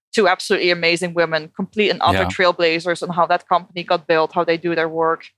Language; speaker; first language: English; non-native, fluent; Dutch